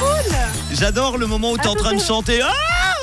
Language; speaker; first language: French; native; French